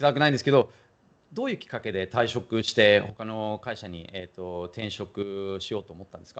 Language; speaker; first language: Japanese; non-native, fluent; German